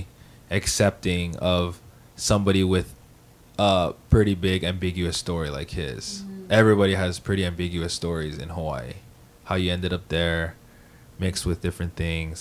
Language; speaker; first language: English; native; English